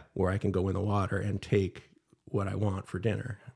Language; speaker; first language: English; native; English